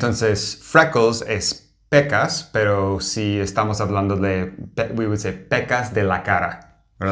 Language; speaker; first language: Spanish; non-native, fluent; English